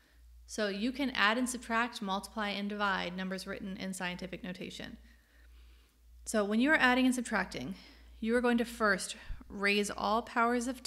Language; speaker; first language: English; native; English